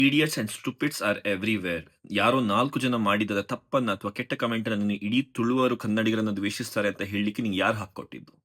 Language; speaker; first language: Kannada; non-native, local second language; Tulu